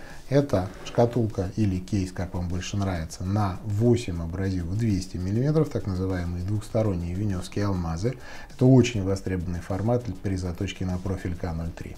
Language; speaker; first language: Russian; native; Russian